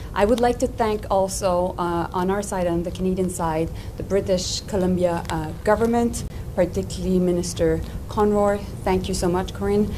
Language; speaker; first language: English; non-native, local second language; French